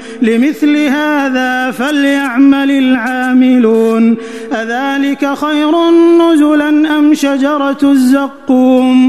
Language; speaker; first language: Arabic; native; Arabic